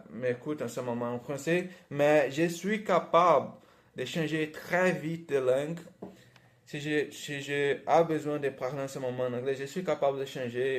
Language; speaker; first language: French; non-native, learner; Portuguese